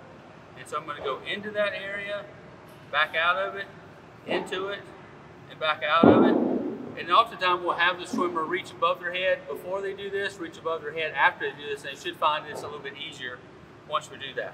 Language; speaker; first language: English; native; English